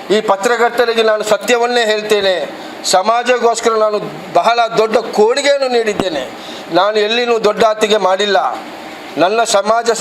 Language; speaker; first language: Kannada; non-native, local second language; Badaga